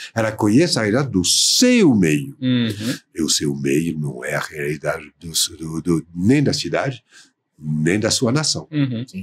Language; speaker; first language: Portuguese; non-native, fluent; French